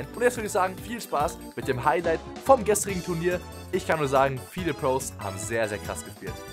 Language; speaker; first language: German; native; German